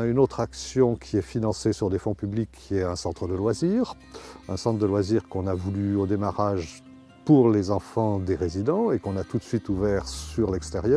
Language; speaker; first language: French; native; French